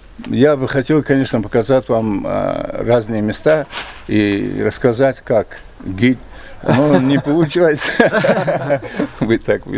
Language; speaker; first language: Russian; non-native, local second language; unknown